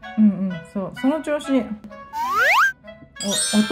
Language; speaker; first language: Japanese; native; Japanese